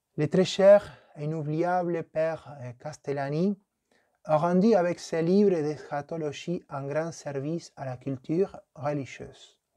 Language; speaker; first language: French; non-native, fluent; Spanish